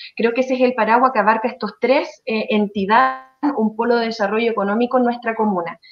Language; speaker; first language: Spanish; native; Spanish